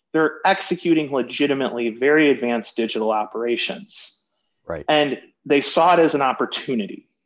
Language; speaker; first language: English; native; English